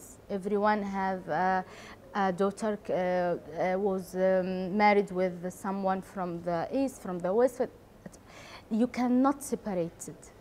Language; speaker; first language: English; non-native, learner; Arabic